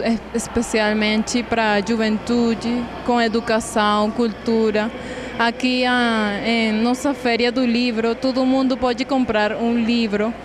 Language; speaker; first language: Portuguese; non-native, fluent; Spanish